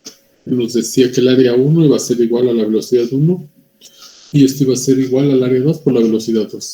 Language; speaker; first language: Spanish; native; Spanish